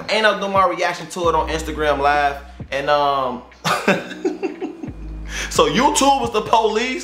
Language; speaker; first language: English; native; English